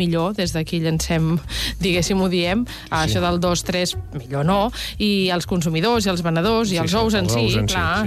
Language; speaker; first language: Catalan; native; Catalan